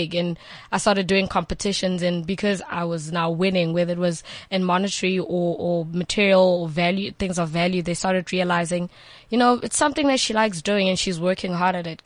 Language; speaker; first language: English; non-native, local second language; Northern Sotho